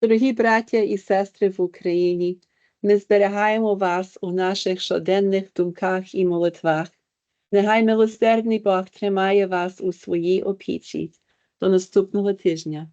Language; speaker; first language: Ukrainian; early bilingual, other home language; English